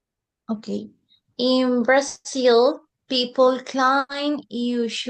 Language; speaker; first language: English; non-native, learner; Spanish